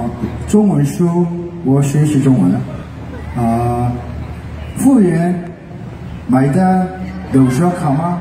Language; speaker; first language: Chinese; non-native, learner; Korean